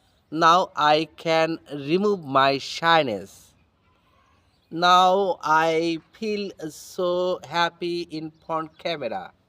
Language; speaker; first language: English; non-native, learner; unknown